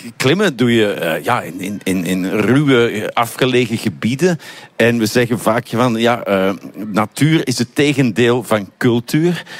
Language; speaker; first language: Dutch; native; Dutch